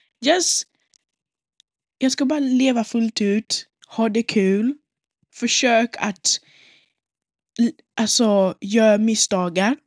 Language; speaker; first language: Swedish; non-native, local second language; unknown